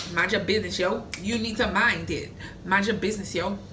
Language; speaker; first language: English; native; English